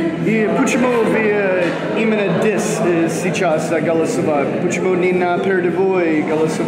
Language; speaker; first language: Russian; non-native, learner; English